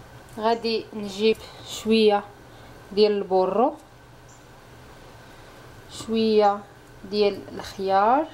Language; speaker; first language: Arabic; native; Arabic